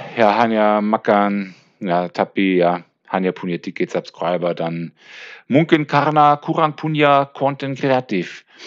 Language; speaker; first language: Indonesian; non-native, learner; German